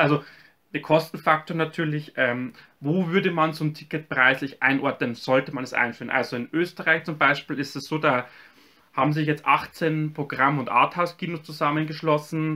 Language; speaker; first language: German; native; German